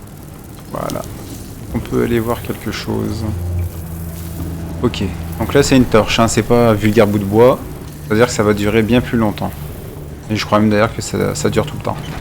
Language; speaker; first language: French; native; French